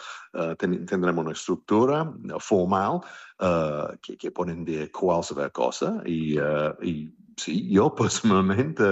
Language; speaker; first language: Catalan; non-native, fluent; English